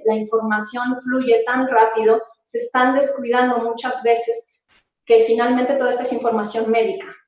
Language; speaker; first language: Spanish; native; Spanish